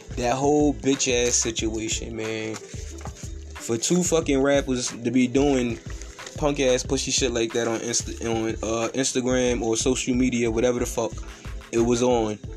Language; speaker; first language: English; native; English